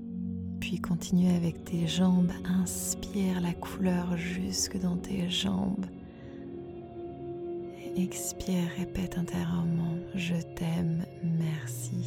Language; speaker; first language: French; native; French